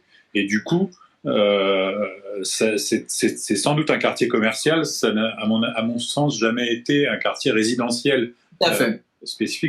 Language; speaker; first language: French; native; French